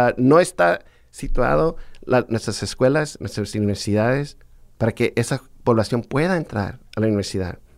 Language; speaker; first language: Spanish; early bilingual, heritage; Spanish